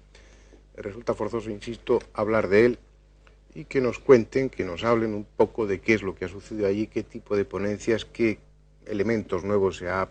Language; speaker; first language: Spanish; native; Spanish